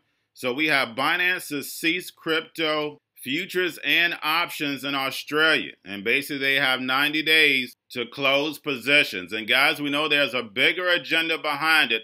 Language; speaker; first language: English; native; English